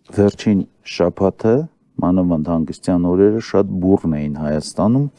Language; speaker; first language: Armenian; native; Armenian